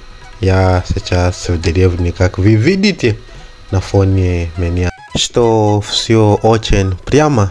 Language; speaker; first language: Russian; non-native, learner; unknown